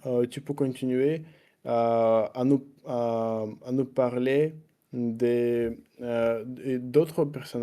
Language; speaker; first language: French; non-native, learner; Russian